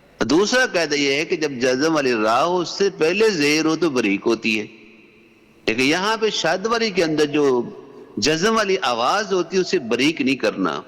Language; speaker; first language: Urdu; non-native, local second language; Punjabi